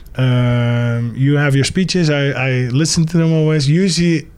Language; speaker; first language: English; early bilingual, other home language; Dutch